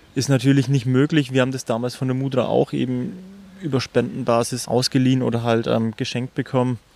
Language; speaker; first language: German; native; German